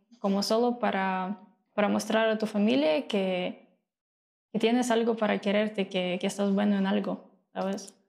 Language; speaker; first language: Spanish; non-native, fluent; Russian